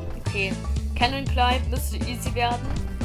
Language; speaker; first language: German; native; German